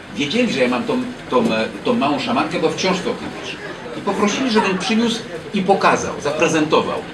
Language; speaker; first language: Polish; native; Polish